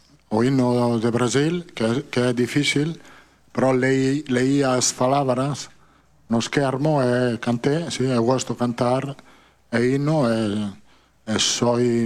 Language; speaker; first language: Portuguese; non-native, fluent; Italian